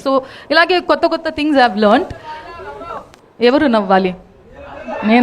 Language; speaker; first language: Telugu; non-native, fluent; Kannada